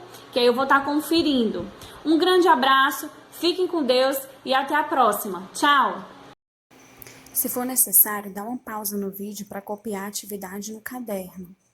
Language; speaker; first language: Portuguese; native; Portuguese